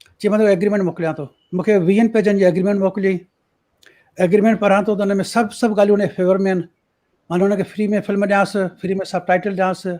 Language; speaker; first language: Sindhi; early bilingual, heritage; Sindhi